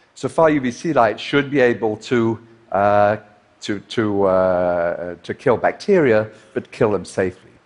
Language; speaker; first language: English; native; English